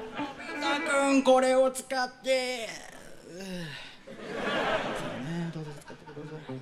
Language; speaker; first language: Japanese; native; Japanese